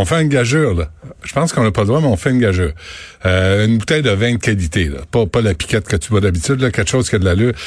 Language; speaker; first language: French; native; French